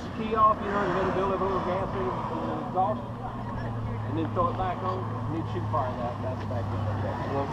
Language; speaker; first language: English; native; English